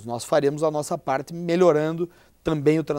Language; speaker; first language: Portuguese; native; Portuguese